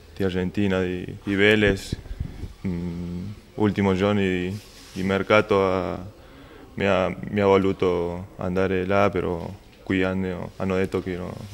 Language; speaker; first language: Italian; non-native, learner; Spanish